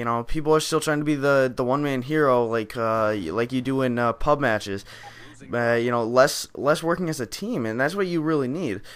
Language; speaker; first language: English; native; English